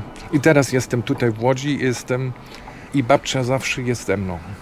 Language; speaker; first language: Polish; non-native, fluent; German